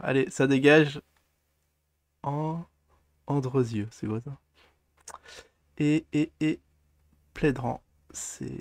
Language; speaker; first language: French; native; French